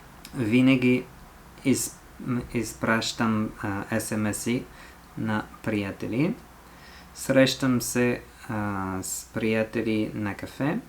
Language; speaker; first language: Bulgarian; non-native, learner; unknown